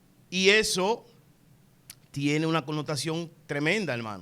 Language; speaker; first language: Spanish; native; Spanish